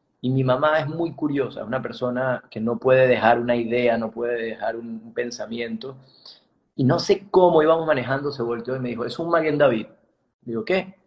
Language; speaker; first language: Spanish; native; Spanish